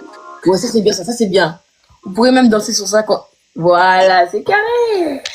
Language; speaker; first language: French; native; French